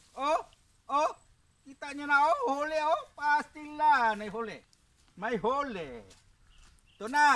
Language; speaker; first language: Filipino; non-native, local second language; Cebuano